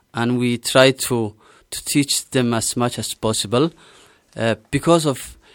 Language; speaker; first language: German; non-native, learner; Somali